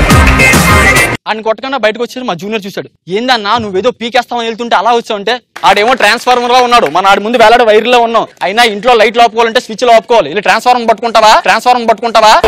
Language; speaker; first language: Telugu; native; Telugu